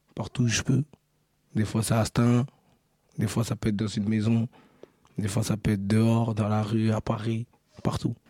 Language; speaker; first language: French; native; French